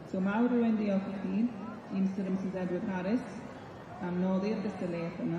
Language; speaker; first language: Welsh; non-native, learner; English